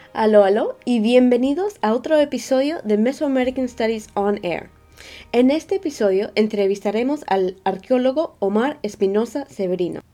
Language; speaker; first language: Spanish; native; Spanish